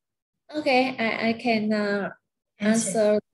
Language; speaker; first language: English; non-native, learner; Vietnamese